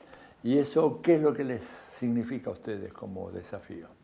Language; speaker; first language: Spanish; native; Spanish